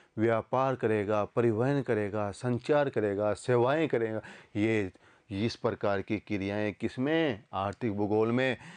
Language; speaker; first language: Hindi; native; Hindi